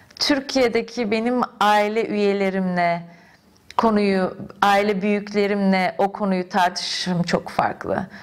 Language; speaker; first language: Turkish; native; Turkish